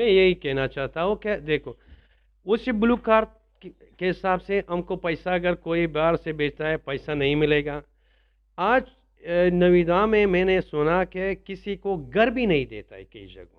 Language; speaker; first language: Hindi; non-native, learner; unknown